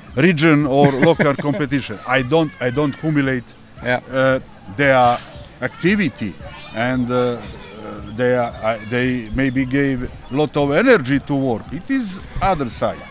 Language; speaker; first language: English; non-native, learner; Serbian